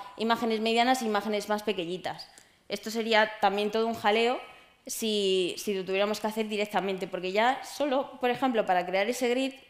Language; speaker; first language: Spanish; native; Spanish